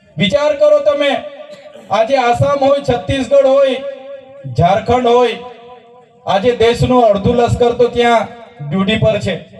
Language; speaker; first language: Gujarati; non-native, local second language; Vasavi